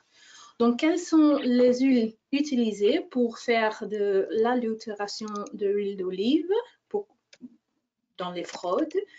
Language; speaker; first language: French; non-native, fluent; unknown